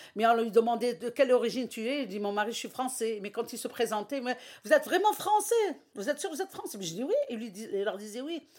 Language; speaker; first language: French; non-native, local second language; Arabic